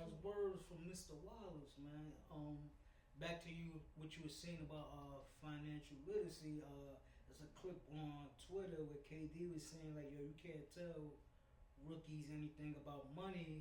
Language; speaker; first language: English; native; English